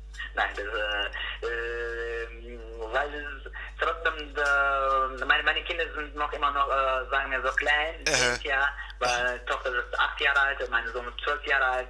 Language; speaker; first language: German; non-native, learner; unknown